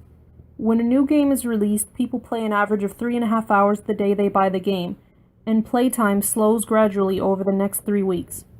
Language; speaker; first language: English; native; English